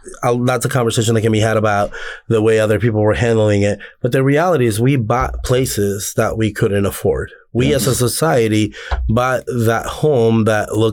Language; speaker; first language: English; native; English